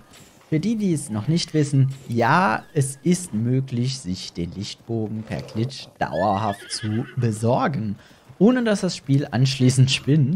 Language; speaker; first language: German; native; German